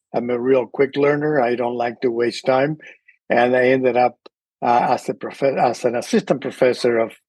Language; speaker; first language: English; early bilingual, other home language; Spanish